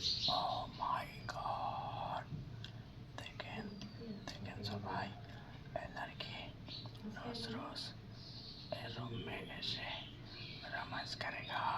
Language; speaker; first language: Hindi; non-native, learner; Bangla